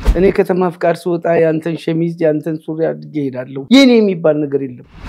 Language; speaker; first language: Amharic; native; Amharic